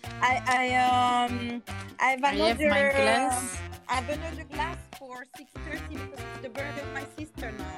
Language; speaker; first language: English; non-native, fluent; French